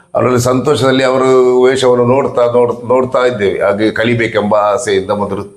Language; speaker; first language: Kannada; non-native, local second language; Tulu